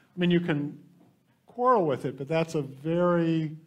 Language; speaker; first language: English; native; English